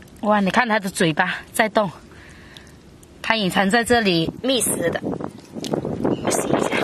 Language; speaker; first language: Chinese; native; Chinese